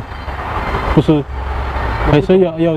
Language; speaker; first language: Chinese; non-native, learner; Indonesian